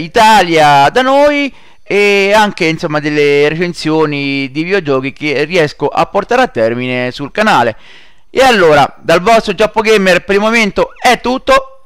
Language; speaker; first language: Italian; native; Italian